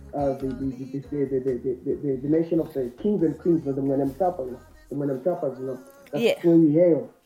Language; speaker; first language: English; non-native, local second language; Shona